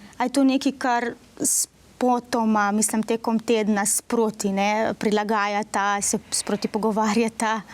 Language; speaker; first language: Slovenian; native; Slovenian